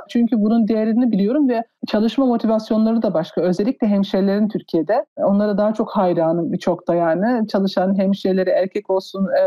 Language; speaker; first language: Turkish; early bilingual, heritage; Turkish